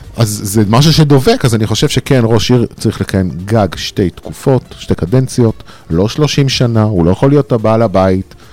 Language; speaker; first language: Hebrew; native; Hebrew